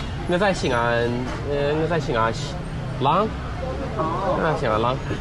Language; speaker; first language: Chinese; non-native, fluent; English